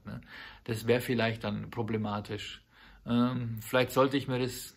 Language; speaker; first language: German; native; German